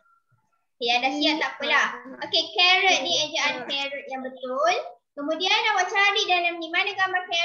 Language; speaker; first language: Malay; native; Malay